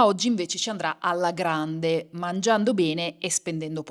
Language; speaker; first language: Italian; native; Italian